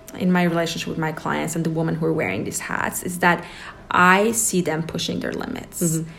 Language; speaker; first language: English; early bilingual, other home language; Persian